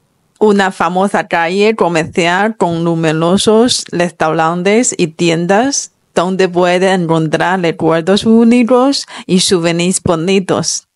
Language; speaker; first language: Spanish; non-native, fluent; Chinese